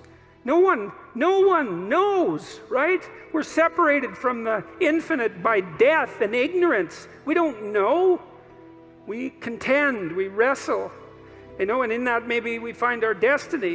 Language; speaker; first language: English; native; English